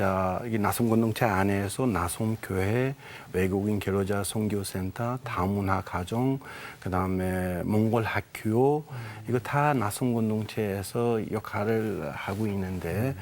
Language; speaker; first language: Korean; non-native, fluent; Persian